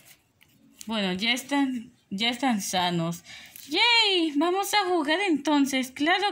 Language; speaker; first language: Spanish; native; Spanish